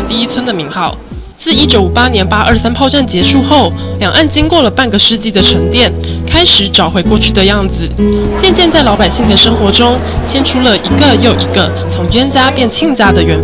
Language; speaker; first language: Chinese; native; Chinese